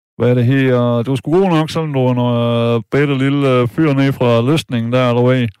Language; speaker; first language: Danish; native; Danish